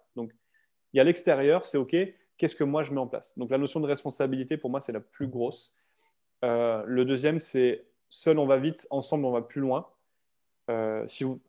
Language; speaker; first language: French; native; French